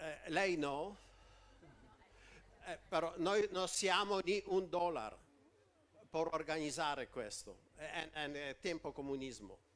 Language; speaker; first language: Italian; non-native, learner; Polish